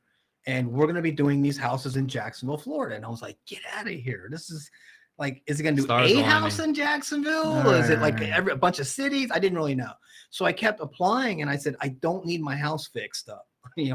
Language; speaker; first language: English; native; English